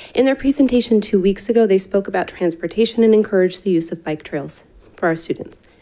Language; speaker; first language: English; native; English